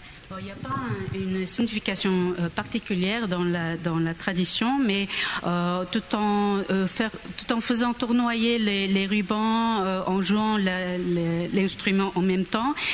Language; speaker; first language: French; non-native, fluent; Korean